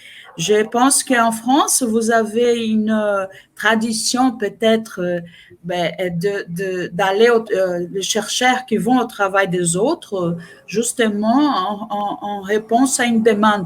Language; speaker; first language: French; non-native, fluent; Portuguese